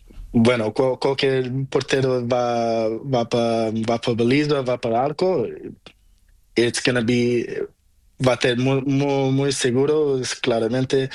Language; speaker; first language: Spanish; non-native, learner; Portuguese